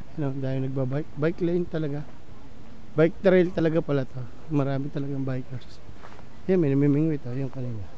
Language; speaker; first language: Filipino; native; Filipino